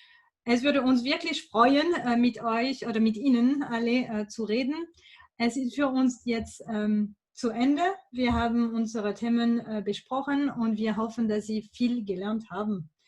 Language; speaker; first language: German; non-native, fluent; French